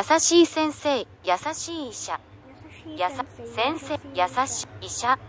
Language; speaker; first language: Japanese; non-native, learner; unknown